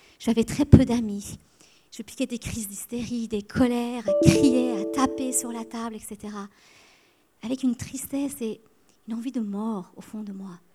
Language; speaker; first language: French; early bilingual, other home language; Persian